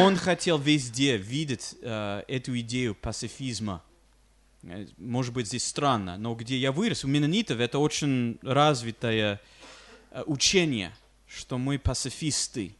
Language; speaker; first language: Russian; non-native, fluent; English